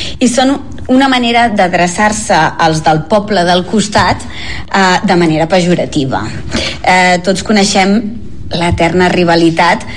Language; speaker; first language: Catalan; native; Catalan